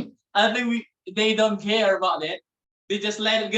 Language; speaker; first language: English; non-native, local second language; Indonesian